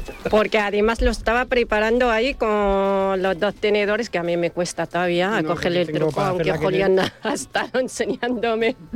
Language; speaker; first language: Spanish; non-native, fluent; German